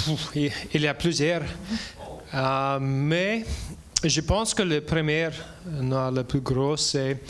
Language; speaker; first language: French; non-native, learner; English